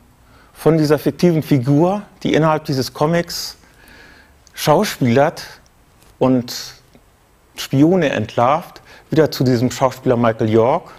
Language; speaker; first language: German; native; German